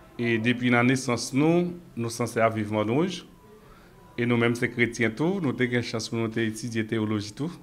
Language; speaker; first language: French; non-native, local second language; Haitian Creole